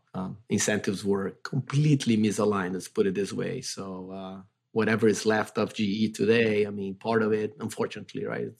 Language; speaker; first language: English; non-native, fluent; Portuguese